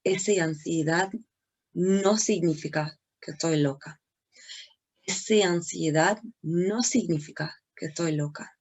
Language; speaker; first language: Spanish; non-native, learner; English